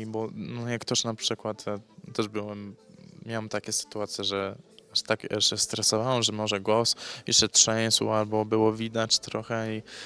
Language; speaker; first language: Polish; early bilingual, heritage; English